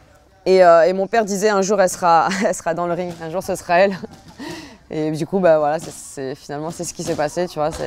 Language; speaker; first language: French; native; French